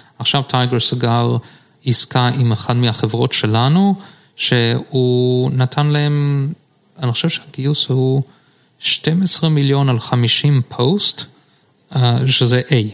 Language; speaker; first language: Hebrew; early bilingual, heritage; Hebrew